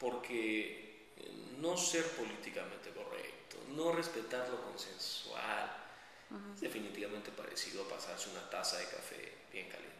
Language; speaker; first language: Spanish; native; Spanish